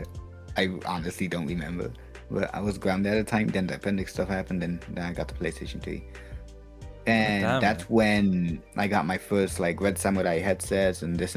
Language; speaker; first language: English; non-native, fluent; Spanish